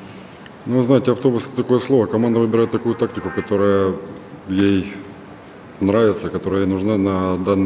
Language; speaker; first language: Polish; non-native, learner; Russian